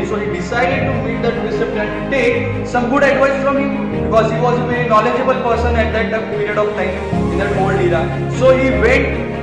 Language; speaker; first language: English; non-native, local second language; Marathi